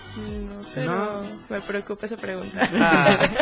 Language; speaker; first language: Spanish; native; Spanish